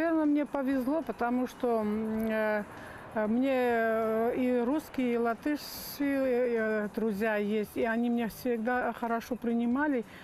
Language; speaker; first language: Russian; non-native, local second language; Armenian